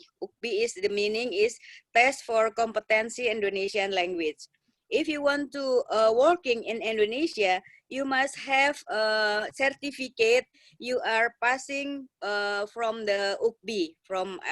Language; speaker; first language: English; non-native, learner; Indonesian